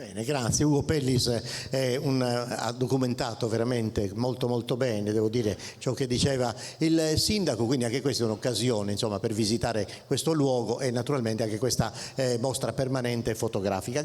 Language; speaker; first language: Italian; native; Italian